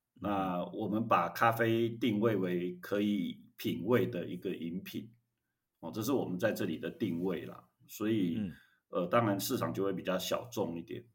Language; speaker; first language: Chinese; native; Chinese